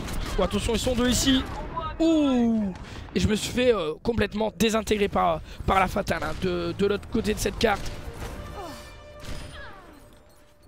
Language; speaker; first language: French; native; French